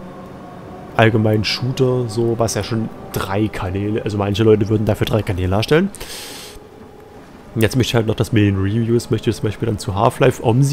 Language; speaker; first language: German; native; German